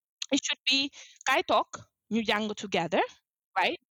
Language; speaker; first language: English; non-native, fluent; Wolof